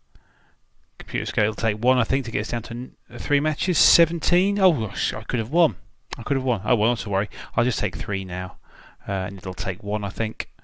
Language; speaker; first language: English; native; English